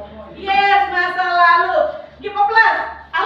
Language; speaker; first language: English; non-native, learner; Indonesian